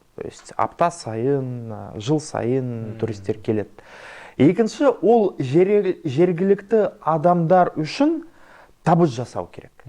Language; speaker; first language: Kazakh; non-native, local second language; Russian